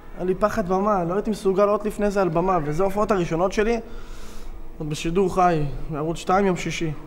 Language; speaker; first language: Hebrew; native; Hebrew